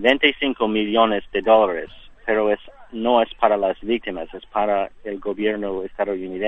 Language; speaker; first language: Spanish; non-native, learner; English